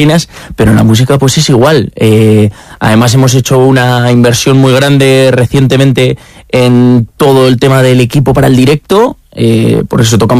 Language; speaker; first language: Spanish; native; Spanish